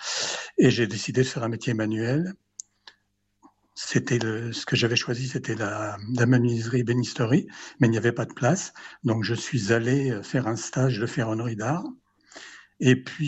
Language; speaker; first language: French; native; French